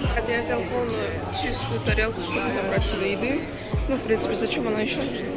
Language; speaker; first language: Russian; non-native, local second language; Azerbaijani